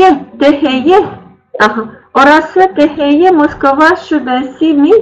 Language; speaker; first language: Turkish; non-native, learner; Russian